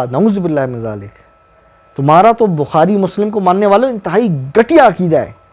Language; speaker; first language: Urdu; non-native, local second language; Northern Hindko